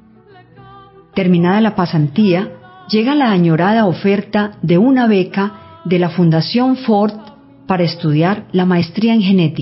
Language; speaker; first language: Spanish; native; Spanish